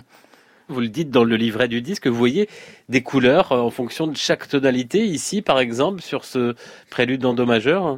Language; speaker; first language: French; native; French